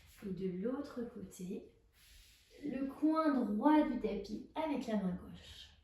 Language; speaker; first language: French; native; French